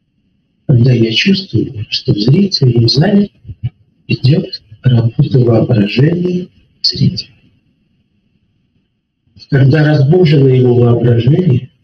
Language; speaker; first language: Russian; native; Russian